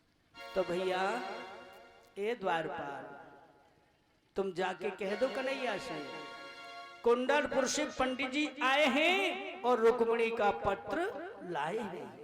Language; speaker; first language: Hindi; native; Hindi